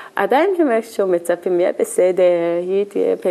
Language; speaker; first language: Hebrew; non-native, fluent; Korean